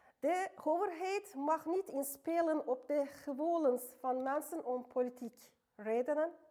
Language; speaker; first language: Dutch; non-native, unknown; Turkish